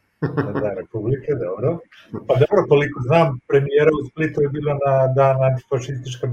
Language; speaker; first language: Serbian; native; Serbian